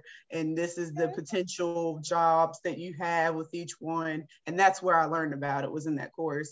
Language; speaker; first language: English; native; English